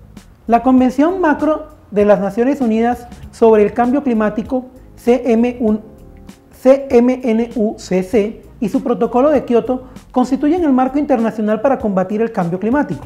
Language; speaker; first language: Spanish; native; Spanish